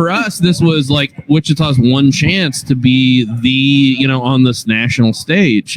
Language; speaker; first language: English; native; English